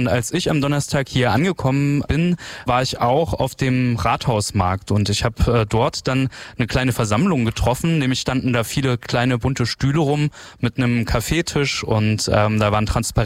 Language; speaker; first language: German; native; German